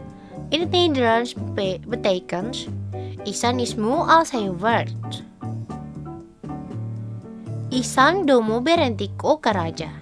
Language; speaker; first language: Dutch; non-native, learner; Indonesian